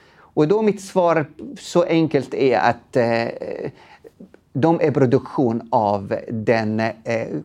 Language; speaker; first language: Swedish; non-native, fluent; Arabic